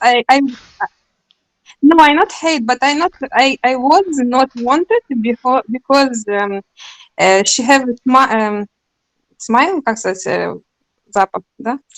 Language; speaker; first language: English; non-native, learner; Russian